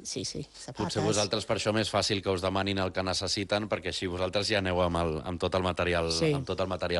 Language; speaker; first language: Catalan; native; Catalan